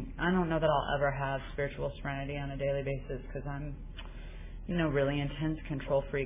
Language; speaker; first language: English; native; English